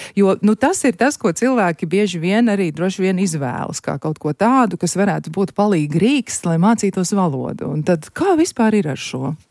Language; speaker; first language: Latvian; native; Latvian